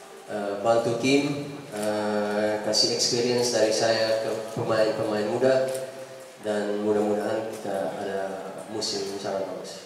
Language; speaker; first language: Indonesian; non-native, fluent; Dutch